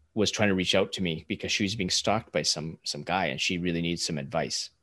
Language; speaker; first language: English; early bilingual, other home language; Hindi